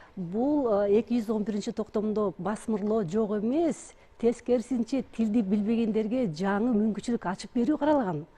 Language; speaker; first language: Kyrgyz; native; Kyrgyz